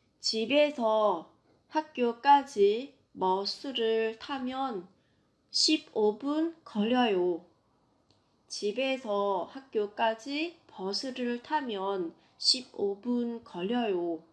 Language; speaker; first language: Korean; non-native, fluent; Vietnamese